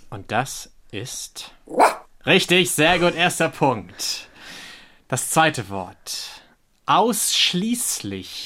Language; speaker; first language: German; native; German